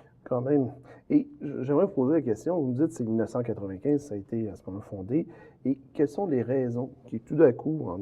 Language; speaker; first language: French; native; French